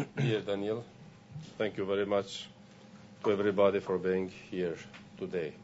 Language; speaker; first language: English; non-native, learner; Albanian